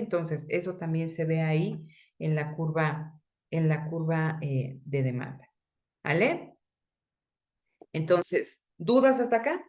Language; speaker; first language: Spanish; native; Spanish